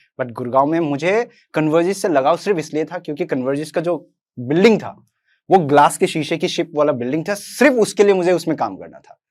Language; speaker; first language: Hindi; non-native, local second language; Assamese